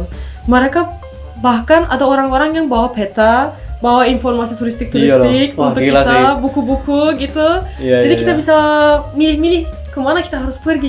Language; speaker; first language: Indonesian; non-native, fluent; Turkish